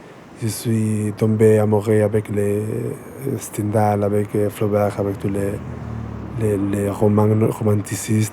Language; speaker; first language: French; non-native, learner; Spanish